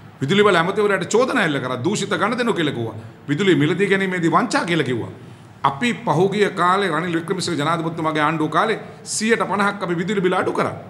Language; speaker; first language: Sinhala; native; Sinhala